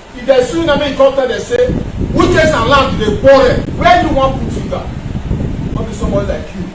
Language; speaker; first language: Nigerian Pidgin; non-native, local second language; Esan